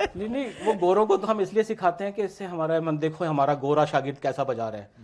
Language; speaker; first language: Urdu; native; Urdu